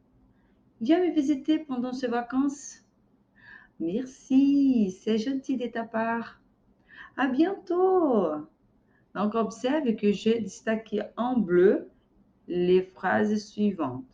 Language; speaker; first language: French; non-native, fluent; Portuguese